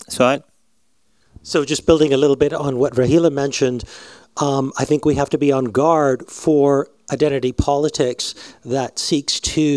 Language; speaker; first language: English; native; English